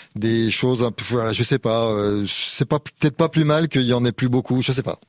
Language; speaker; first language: French; native; French